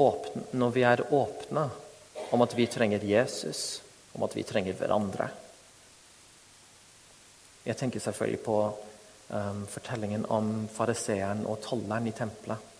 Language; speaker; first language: Norwegian; non-native, fluent; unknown